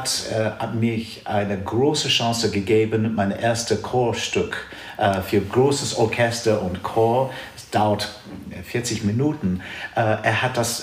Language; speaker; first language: German; non-native, fluent; English